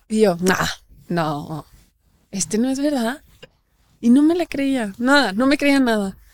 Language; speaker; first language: Spanish; native; Spanish